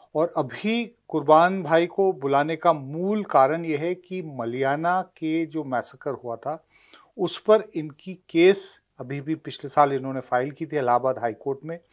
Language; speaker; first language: Hindi; native; Hindi